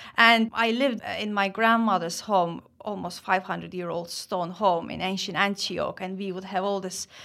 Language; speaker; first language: English; non-native, fluent; Turkish